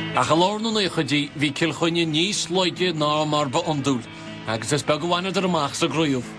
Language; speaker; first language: Irish; native; Irish